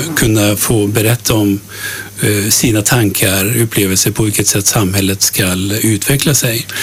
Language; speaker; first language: Swedish; early bilingual, other home language; Turkish